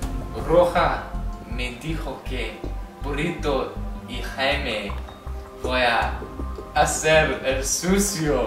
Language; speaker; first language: Spanish; non-native, learner; English